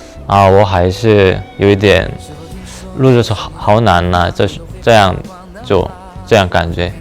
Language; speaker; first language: Chinese; non-native, learner; Korean